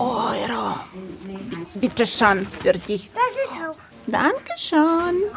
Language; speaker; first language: German; non-native, learner; Ukrainian